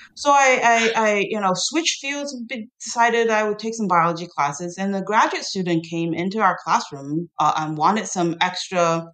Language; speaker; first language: English; non-native, fluent; Chinese